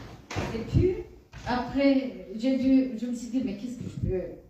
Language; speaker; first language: French; non-native, fluent; Kurdish